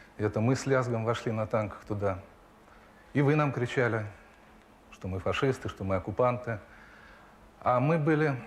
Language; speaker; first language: Russian; native; Russian